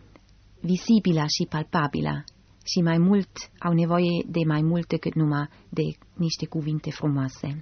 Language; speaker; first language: Romanian; non-native, fluent; German